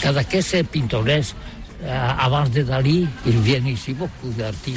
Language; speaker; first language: French; non-native, learner; Catalan